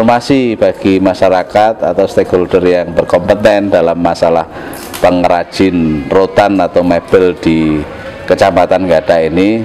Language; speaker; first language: Indonesian; native; Indonesian